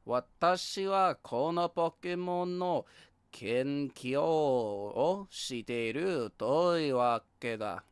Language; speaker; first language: Japanese; non-native, learner; English